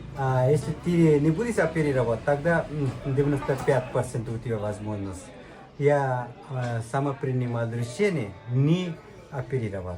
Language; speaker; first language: Russian; non-native, fluent; Nepali